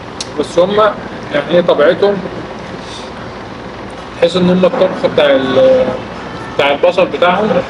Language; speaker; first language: Arabic; native; Arabic